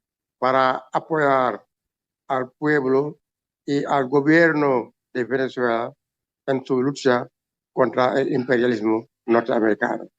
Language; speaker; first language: Spanish; non-native, learner; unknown